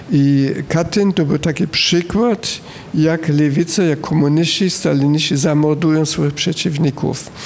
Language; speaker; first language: Polish; non-native, fluent; German